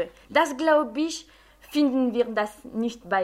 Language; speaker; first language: German; non-native, fluent; French